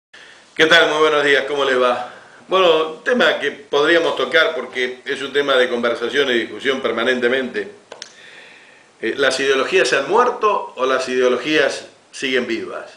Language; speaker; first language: Spanish; native; Spanish